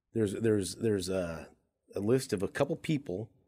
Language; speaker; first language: English; early bilingual, other home language; Spanish